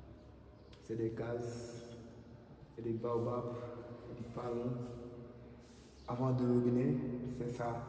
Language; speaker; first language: French; non-native, local second language; Wolof